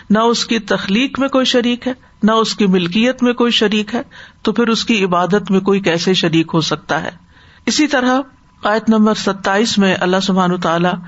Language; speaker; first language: Urdu; native; Urdu